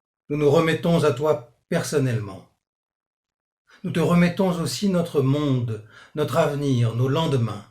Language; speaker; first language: French; native; French